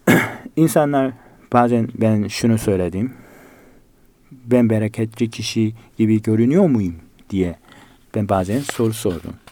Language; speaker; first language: Turkish; non-native, fluent; Korean